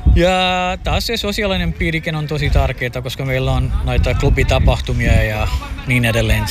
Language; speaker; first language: Finnish; non-native, fluent; Telugu